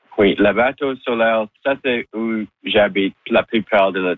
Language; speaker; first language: French; non-native, local second language; English